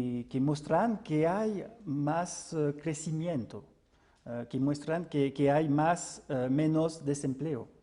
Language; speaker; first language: Spanish; non-native, fluent; French